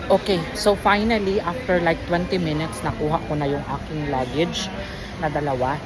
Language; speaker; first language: Filipino; native; Filipino